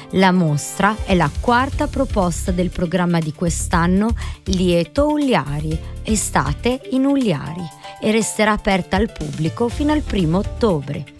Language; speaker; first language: Italian; non-native, fluent; Croatian